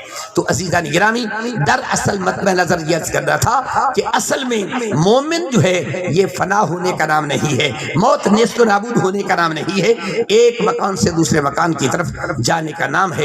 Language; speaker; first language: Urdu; non-native, local second language; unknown